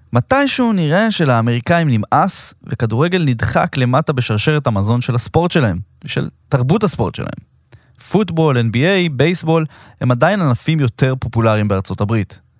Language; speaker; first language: Hebrew; native; Hebrew